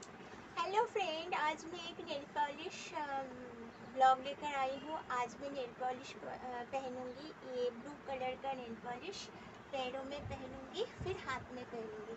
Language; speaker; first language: Hindi; non-native, local second language; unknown